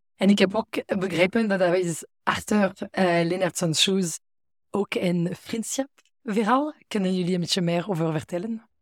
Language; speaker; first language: Dutch; non-native, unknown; French